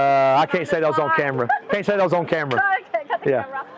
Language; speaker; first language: English; native; English